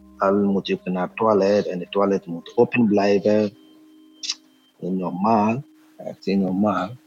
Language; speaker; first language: Dutch; non-native, fluent; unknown